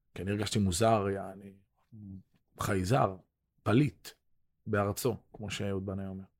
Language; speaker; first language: Hebrew; early bilingual, other home language; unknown